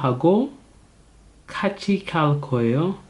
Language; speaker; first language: Korean; non-native, learner; English